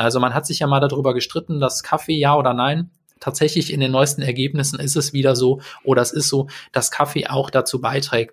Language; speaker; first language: German; native; German